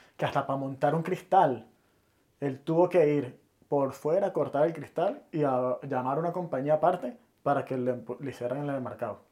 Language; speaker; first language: Spanish; native; Spanish